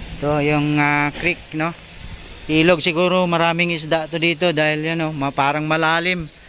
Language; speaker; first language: Filipino; non-native, local second language; Cebuano